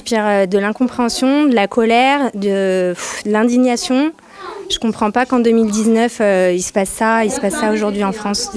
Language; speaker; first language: French; native; French